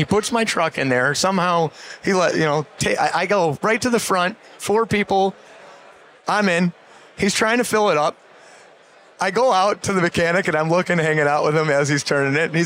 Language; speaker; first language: English; native; English